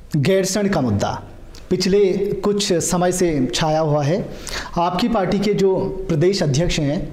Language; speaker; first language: Hindi; native; Hindi